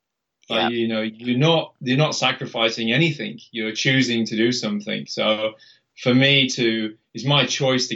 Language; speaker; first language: English; native; English